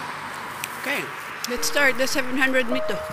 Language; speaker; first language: English; non-native, local second language; Filipino